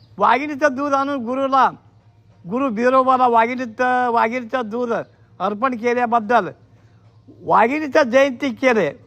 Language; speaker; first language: Marathi; non-native, local second language; Kannada